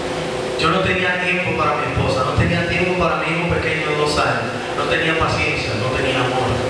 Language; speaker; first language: Spanish; native; Spanish